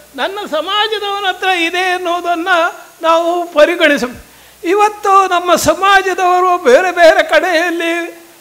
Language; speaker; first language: Kannada; non-native, local second language; Tulu